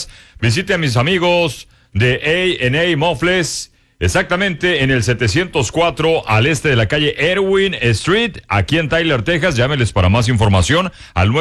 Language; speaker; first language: Spanish; native; Spanish